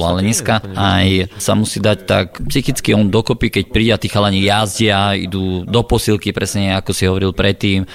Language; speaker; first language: Slovak; native; Slovak